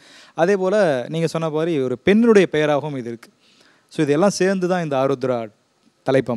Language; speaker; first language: Tamil; native; Tamil